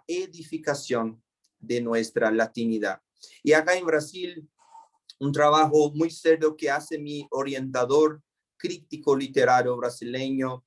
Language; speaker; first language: Spanish; non-native, fluent; Portuguese